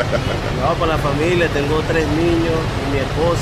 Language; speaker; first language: Spanish; native; Spanish